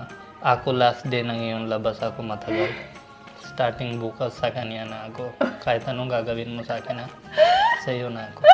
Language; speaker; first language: Filipino; non-native, learner; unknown